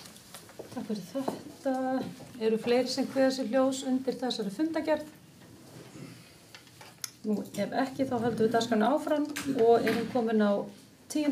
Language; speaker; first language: Icelandic; native; Icelandic